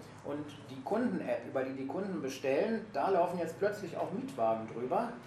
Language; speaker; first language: German; native; German